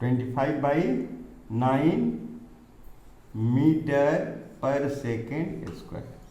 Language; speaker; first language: English; non-native, local second language; Hindi